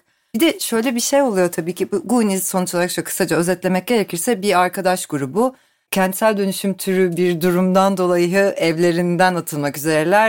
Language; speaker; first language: Turkish; native; Turkish